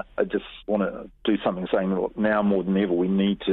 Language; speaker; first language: English; native; English